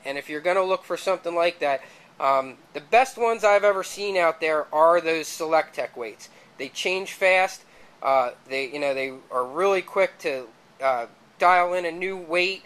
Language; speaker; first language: English; native; English